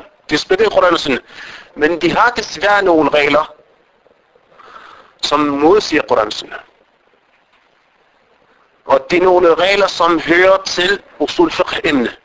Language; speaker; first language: Danish; non-native, fluent; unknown